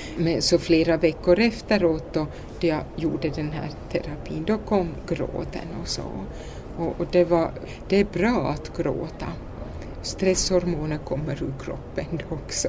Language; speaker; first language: Swedish; native; Swedish